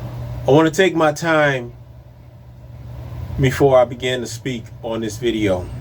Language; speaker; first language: English; native; English